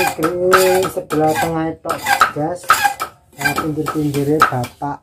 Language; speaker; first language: Indonesian; non-native, local second language; Javanese